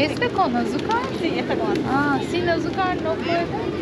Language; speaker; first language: Spanish; non-native, learner; Turkish